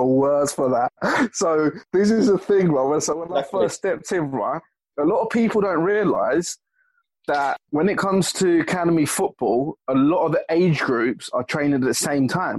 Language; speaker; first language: English; native; English